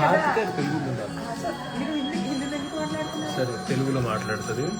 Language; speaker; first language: Telugu; native; Telugu